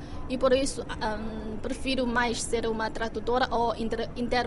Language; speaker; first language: Portuguese; non-native, fluent; Chinese